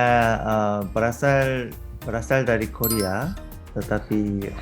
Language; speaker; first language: Indonesian; non-native, learner; Korean